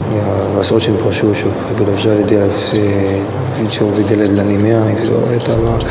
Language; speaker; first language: Russian; early bilingual, heritage; Russian